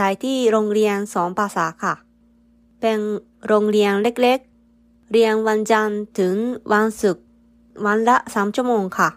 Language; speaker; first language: Thai; non-native, fluent; Japanese